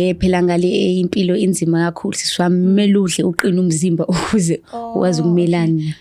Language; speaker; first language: Zulu; non-native, fluent; Swahili